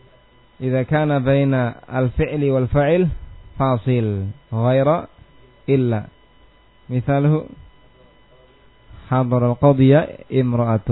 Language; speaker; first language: Arabic; non-native, fluent; Indonesian